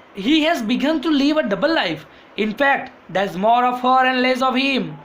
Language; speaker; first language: English; non-native, local second language; Gujarati